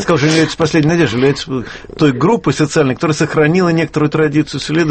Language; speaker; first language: Russian; native; Russian